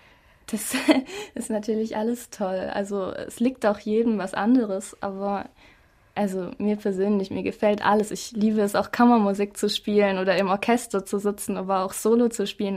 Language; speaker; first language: German; native; German